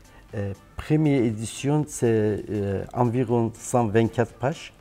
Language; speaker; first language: French; non-native, learner; Turkish